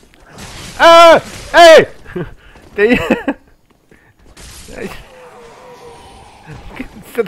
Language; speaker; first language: Chinese; native; Chinese